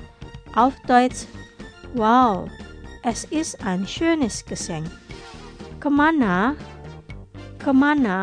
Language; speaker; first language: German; non-native, fluent; Indonesian